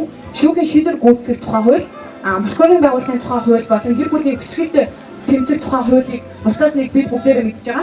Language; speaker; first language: Mongolian; native; Mongolian